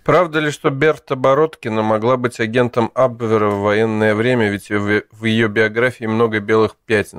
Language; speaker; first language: Russian; native; Russian